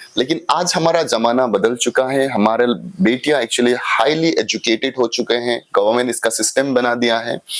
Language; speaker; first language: Hindi; non-native, local second language; Assamese